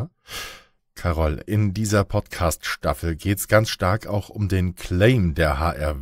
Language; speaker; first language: German; native; German